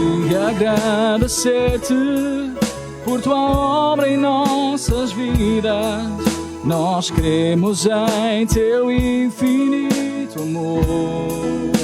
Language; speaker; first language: Portuguese; native; Portuguese